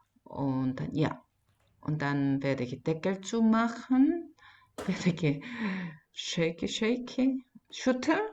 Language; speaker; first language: German; non-native, fluent; Korean